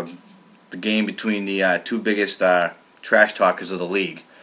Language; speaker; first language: English; native; English